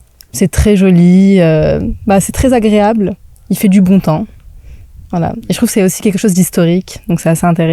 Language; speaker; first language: French; early bilingual, other home language; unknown